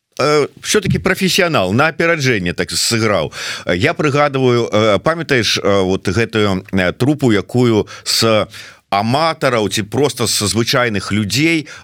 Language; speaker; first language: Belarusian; native; Belarusian